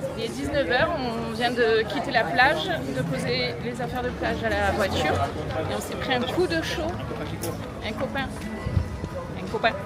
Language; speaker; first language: French; native; French